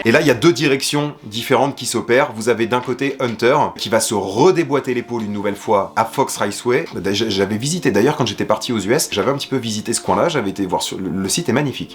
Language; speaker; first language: French; native; French